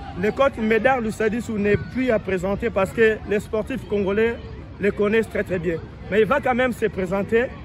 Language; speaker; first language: French; non-native, local second language; Lingala